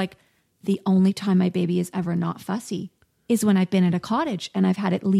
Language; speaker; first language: English; native; English